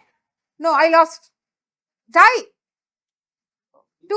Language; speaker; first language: English; non-native, local second language; Sinhala